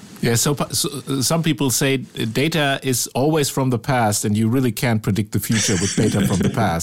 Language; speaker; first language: English; non-native, fluent; German